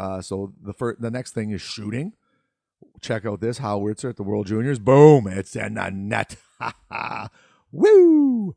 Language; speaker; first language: English; native; English